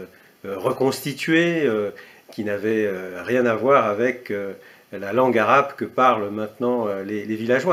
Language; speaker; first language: French; native; French